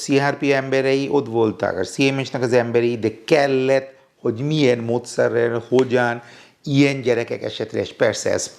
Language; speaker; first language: Hungarian; non-native, fluent; Bangla